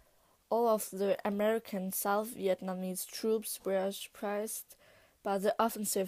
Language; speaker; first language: English; non-native, learner; Danish